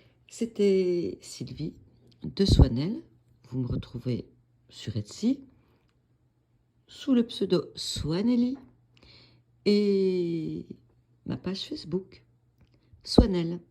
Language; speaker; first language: French; native; French